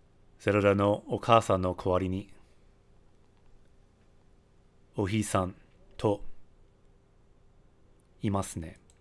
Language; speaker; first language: Japanese; non-native, fluent; English